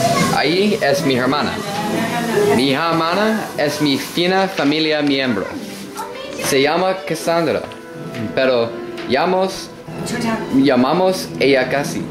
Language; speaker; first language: Spanish; non-native, learner; English